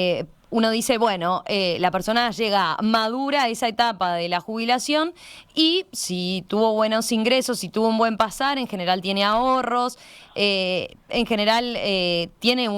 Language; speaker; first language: Spanish; native; Spanish